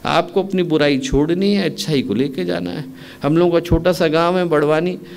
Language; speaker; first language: Hindi; native; Hindi